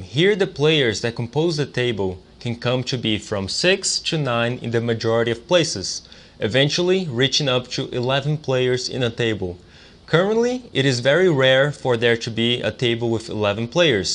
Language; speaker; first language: English; non-native, fluent; Portuguese